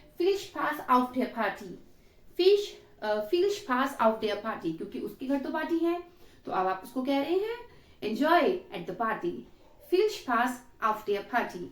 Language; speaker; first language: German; non-native, learner; Hindi